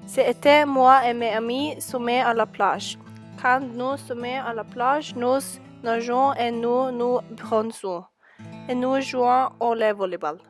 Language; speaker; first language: French; non-native, learner; Norwegian